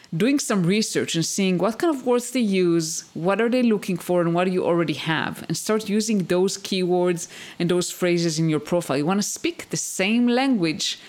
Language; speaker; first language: English; non-native, fluent; Hebrew